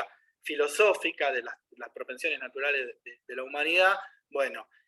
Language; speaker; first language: Spanish; native; Spanish